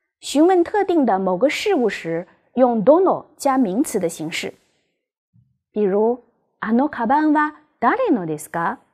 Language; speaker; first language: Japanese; non-native, fluent; Chinese